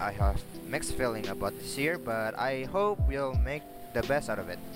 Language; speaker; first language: English; non-native, learner; Indonesian